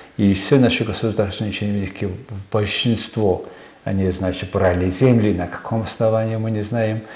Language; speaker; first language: Russian; non-native, fluent; Mongolian